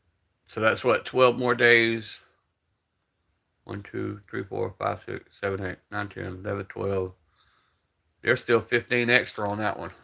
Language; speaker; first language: English; native; English